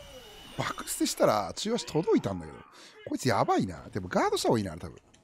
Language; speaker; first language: Japanese; native; Japanese